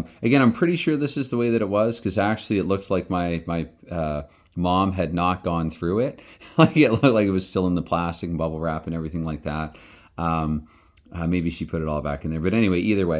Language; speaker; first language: English; native; English